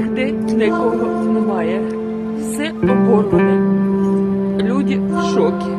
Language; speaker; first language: Ukrainian; non-native, local second language; Russian